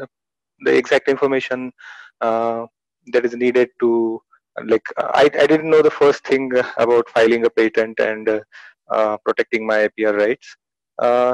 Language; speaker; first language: English; non-native, local second language; Marathi